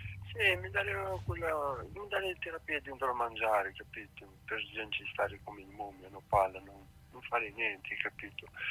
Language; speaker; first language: Italian; non-native, learner; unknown